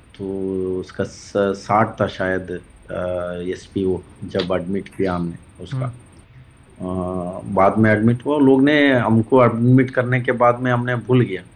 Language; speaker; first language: Hindi; non-native, local second language; Kannada